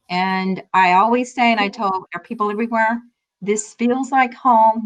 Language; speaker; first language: English; native; English